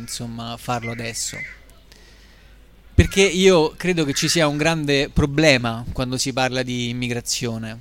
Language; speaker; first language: Italian; native; Italian